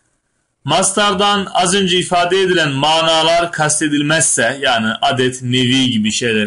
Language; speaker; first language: Turkish; native; Turkish